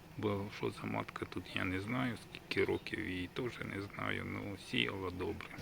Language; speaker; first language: Ukrainian; native; Ukrainian